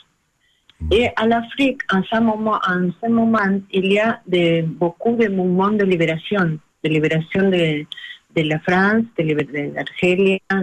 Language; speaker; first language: French; non-native, learner; Spanish